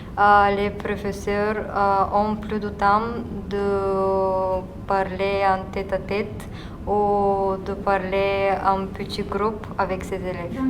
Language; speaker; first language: French; non-native, fluent; Bulgarian